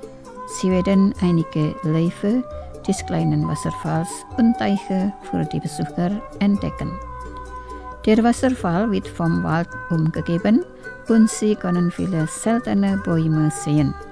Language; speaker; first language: German; non-native, fluent; Indonesian